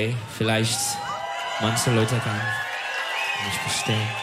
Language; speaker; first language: German; non-native, learner; Turkish